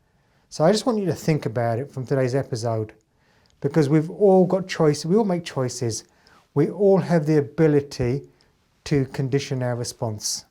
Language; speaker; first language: English; native; English